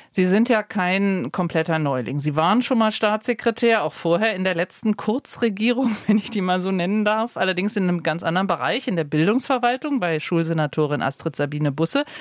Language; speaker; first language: German; native; German